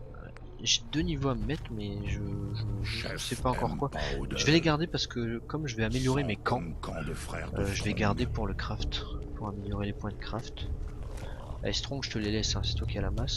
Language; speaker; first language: French; native; French